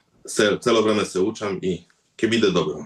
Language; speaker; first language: Macedonian; early bilingual, heritage; Macedonian